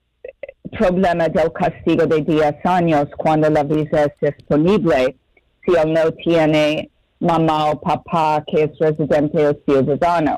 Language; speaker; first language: Spanish; non-native, fluent; English